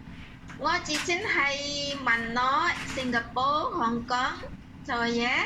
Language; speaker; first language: Cantonese; non-native, learner; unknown